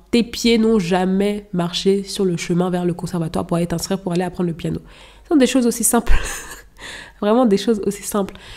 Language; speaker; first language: French; non-native, local second language; Lingala